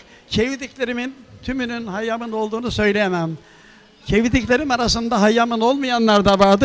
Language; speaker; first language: Turkish; native; Turkish